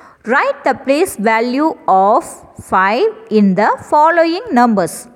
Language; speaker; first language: English; non-native, local second language; Tamil